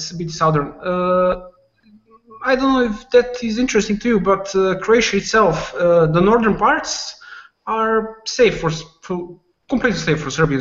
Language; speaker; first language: English; non-native, fluent; Serbian